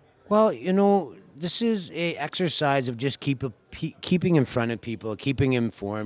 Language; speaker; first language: English; native; English